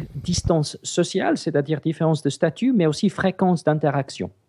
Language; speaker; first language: French; non-native, fluent; Greek